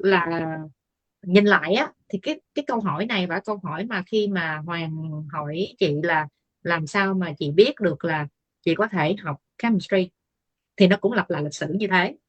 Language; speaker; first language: Vietnamese; native; Vietnamese